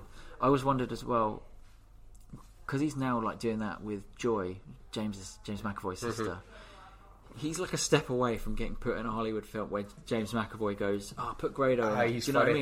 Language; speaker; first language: English; native; English